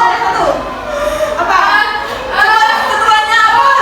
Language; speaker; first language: Indonesian; native; Indonesian